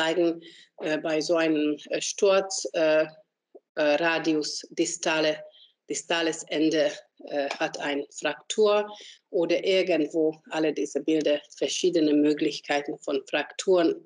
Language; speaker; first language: German; non-native, fluent; Hungarian